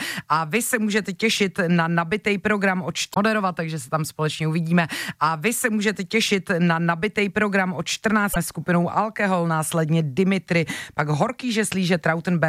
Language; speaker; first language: Czech; native; Czech